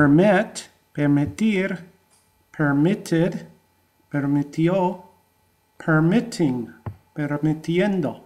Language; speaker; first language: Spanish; non-native, fluent; English